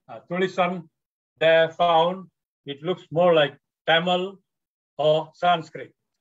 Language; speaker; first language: English; non-native, local second language; Tamil